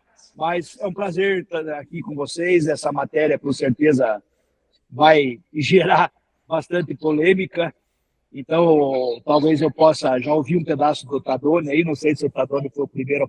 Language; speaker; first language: Portuguese; native; Portuguese